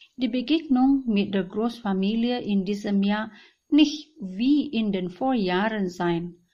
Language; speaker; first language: German; non-native, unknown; Indonesian